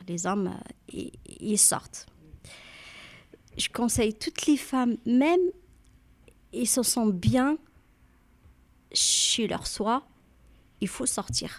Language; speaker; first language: French; non-native, learner; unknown